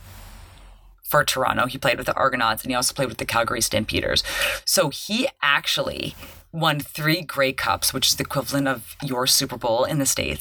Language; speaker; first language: English; native; English